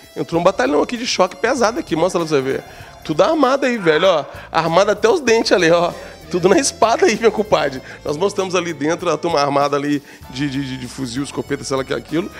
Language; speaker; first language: Portuguese; native; Portuguese